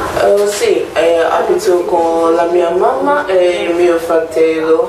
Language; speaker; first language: Italian; non-native, learner; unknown